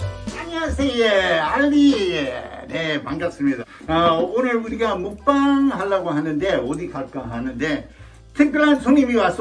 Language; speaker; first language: Korean; non-native, fluent; English